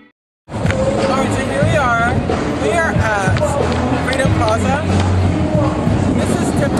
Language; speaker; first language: English; native; English